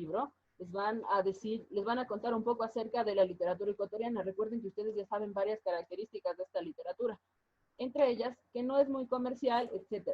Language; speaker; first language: Spanish; native; Spanish